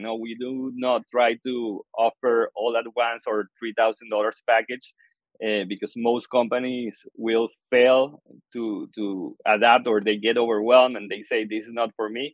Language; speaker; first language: English; non-native, fluent; Spanish